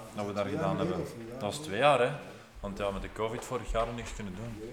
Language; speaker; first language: Dutch; native; Dutch